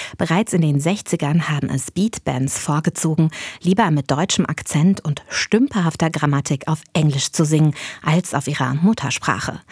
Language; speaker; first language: German; native; German